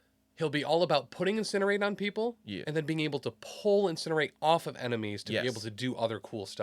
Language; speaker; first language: English; native; English